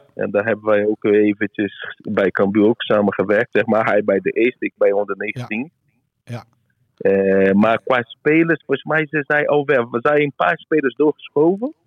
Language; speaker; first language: Dutch; non-native, learner; Portuguese